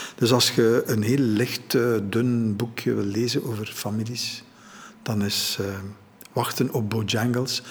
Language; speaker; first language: Dutch; native; Dutch